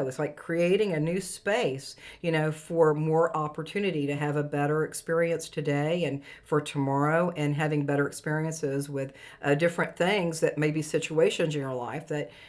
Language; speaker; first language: English; native; English